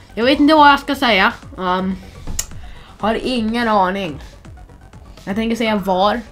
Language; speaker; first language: Swedish; non-native, fluent; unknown